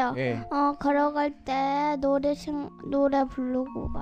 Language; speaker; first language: Korean; early bilingual, other home language; Russian